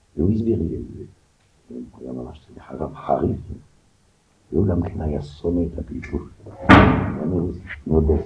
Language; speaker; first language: Hebrew; non-native, fluent; French